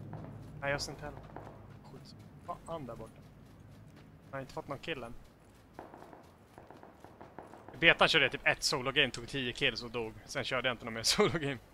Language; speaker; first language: Swedish; native; Swedish